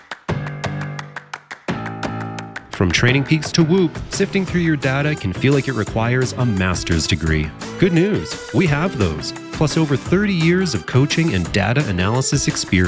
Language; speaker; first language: English; native; English